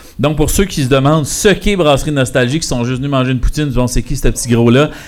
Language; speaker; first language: French; native; French